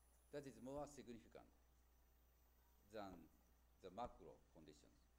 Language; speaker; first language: English; non-native, fluent; Japanese